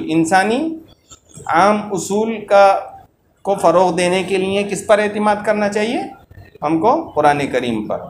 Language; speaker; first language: Urdu; native; Urdu